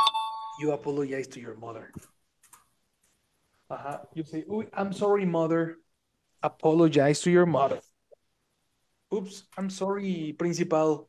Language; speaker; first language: English; non-native, fluent; Spanish